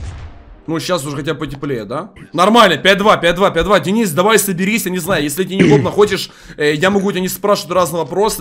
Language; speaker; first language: Russian; native; Russian